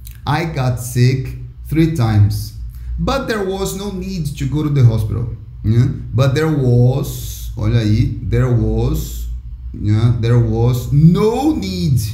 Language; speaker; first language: English; non-native, fluent; Portuguese